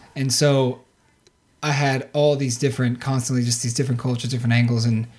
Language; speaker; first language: English; native; English